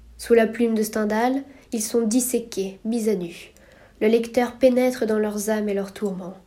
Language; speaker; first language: French; native; French